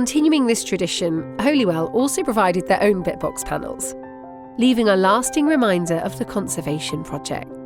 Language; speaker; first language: English; native; English